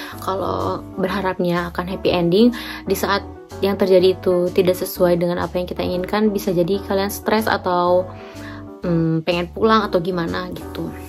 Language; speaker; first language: Indonesian; native; Indonesian